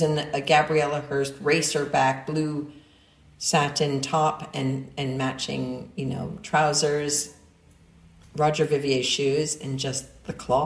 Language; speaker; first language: English; native; English